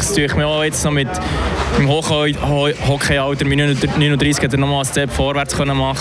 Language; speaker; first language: German; native; German